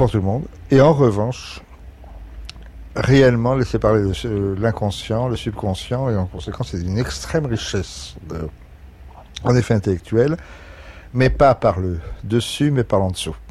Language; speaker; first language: French; native; French